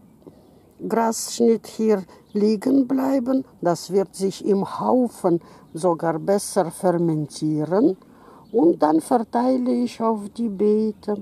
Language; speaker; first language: German; non-native, fluent; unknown